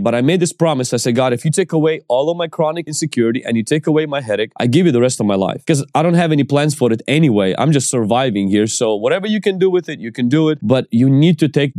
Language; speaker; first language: English; non-native, fluent; Ukrainian